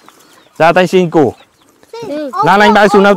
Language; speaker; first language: Vietnamese; native; Vietnamese